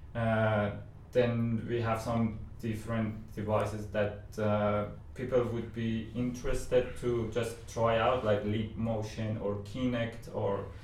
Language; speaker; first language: English; non-native, fluent; Persian